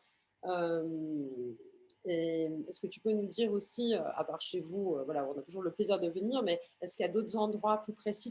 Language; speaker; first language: French; native; French